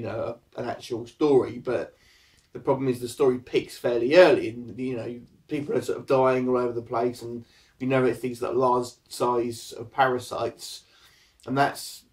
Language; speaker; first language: English; native; English